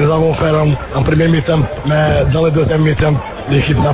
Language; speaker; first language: French; non-native, learner; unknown